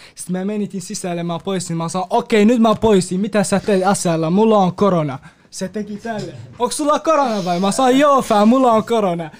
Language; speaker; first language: Finnish; non-native, learner; Kurdish